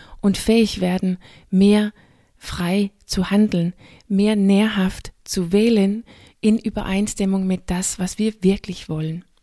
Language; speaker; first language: German; non-native, fluent; Danish